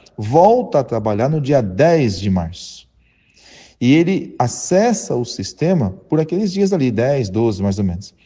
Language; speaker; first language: Portuguese; native; Portuguese